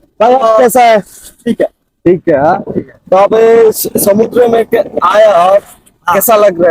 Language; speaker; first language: Hindi; non-native, learner; Bangla